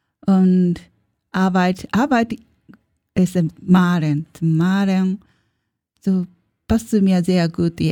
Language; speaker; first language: German; non-native, learner; Japanese